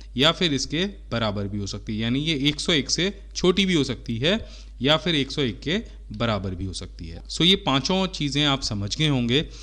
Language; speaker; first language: Hindi; native; Hindi